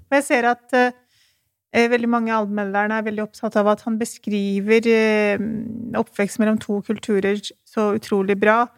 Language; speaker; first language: Norwegian; early bilingual, other home language; Urdu